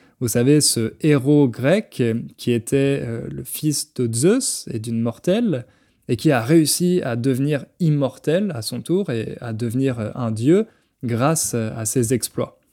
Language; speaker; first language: French; native; French